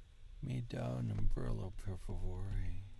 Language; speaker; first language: Italian; non-native, learner; English